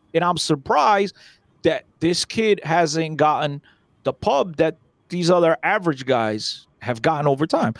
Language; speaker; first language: English; early bilingual, other home language; Portuguese